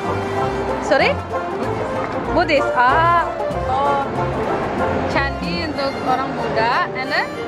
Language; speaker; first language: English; non-native, learner; Indonesian